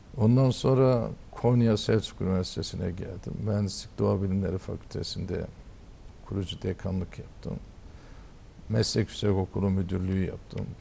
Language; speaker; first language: Turkish; native; Turkish